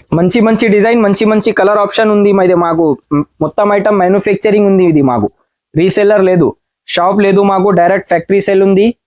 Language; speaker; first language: Telugu; non-native, learner; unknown